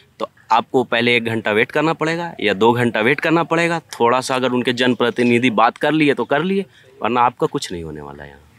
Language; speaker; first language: Hindi; native; Hindi